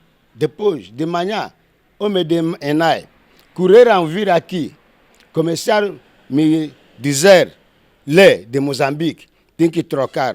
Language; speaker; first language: Portuguese; non-native, learner; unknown